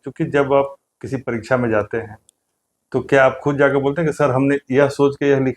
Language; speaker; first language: Hindi; native; Hindi